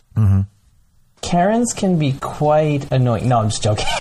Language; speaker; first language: English; early bilingual, other home language; Bangla